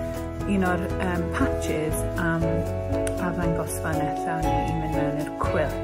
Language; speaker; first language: Welsh; non-native, learner; English